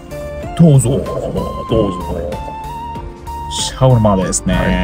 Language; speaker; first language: Japanese; non-native, learner; Russian